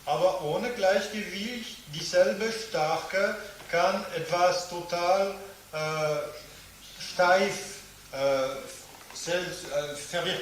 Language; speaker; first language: German; non-native, fluent; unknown